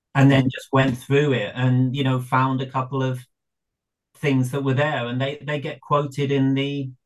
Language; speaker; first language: English; native; English